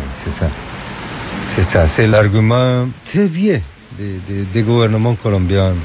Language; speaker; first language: French; non-native, fluent; Spanish